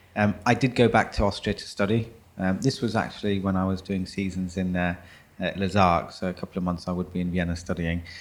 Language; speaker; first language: English; early bilingual, other home language; German